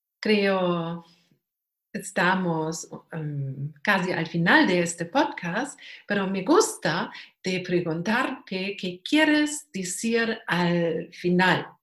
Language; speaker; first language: Spanish; non-native, learner; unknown